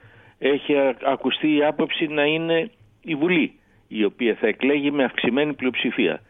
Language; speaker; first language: Greek; native; Greek